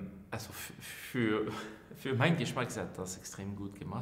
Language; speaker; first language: German; non-native, local second language; French